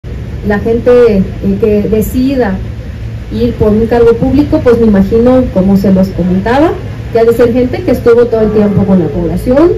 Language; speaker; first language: Spanish; native; Spanish